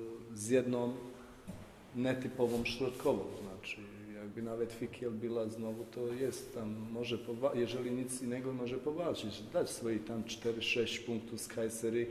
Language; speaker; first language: Polish; non-native, fluent; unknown